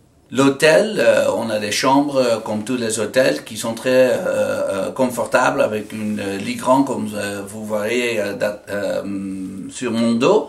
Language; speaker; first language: French; non-native, fluent; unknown